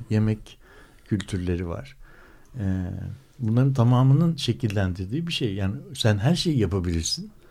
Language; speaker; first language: Turkish; native; Turkish